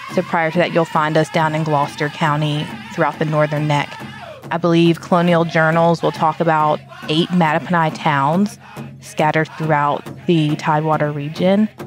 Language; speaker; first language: English; native; English